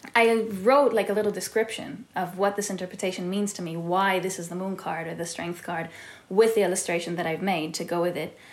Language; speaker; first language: English; early bilingual, heritage; Hebrew